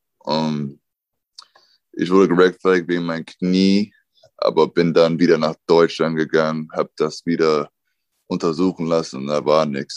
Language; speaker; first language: German; early bilingual, other home language; English